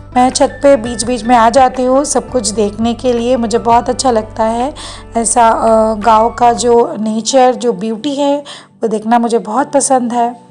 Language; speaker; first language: Hindi; non-native, local second language; Bangla